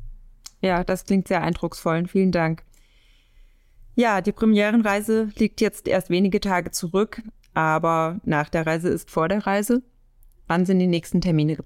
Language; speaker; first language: German; native; German